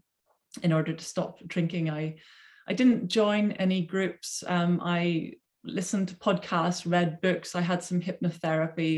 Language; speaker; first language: English; native; English